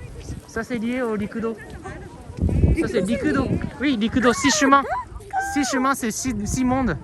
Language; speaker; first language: French; non-native, fluent; Japanese